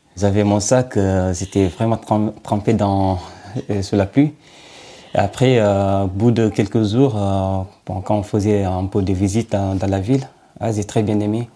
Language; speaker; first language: French; non-native, fluent; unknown